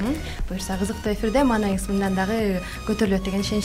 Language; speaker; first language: Kyrgyz; native; Kyrgyz